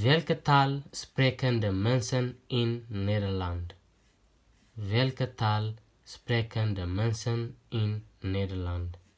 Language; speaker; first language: Dutch; non-native, fluent; Tigrinya